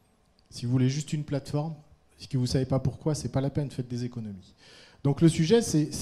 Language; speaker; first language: French; native; French